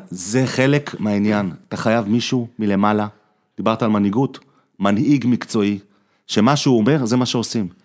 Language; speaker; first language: Hebrew; early bilingual, other home language; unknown